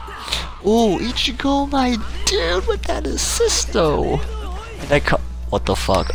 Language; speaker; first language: English; native; English